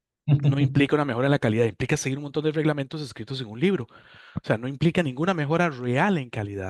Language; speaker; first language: Spanish; native; Spanish